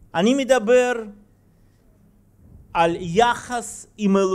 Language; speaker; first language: Hebrew; non-native, fluent; Russian